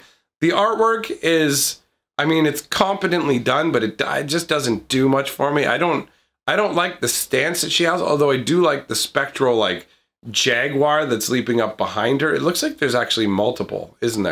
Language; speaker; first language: English; native; English